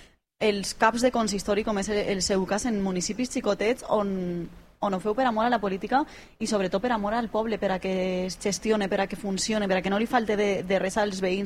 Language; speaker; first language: Catalan; native; Catalan